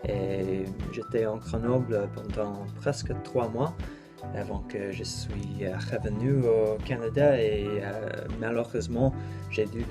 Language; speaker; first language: French; non-native, learner; English